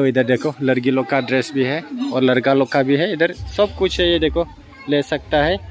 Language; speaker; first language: Hindi; non-native, local second language; Bodo